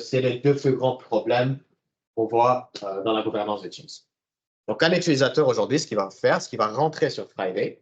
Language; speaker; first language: French; native; French